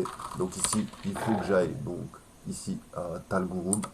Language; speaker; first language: French; native; French